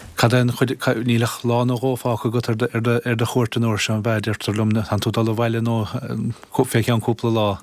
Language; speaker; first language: Irish; native; Irish